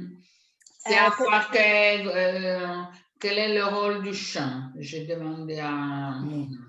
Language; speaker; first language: French; non-native, fluent; Italian